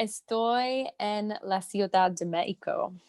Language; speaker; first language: Spanish; non-native, learner; English